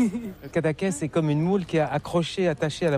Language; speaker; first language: French; native; French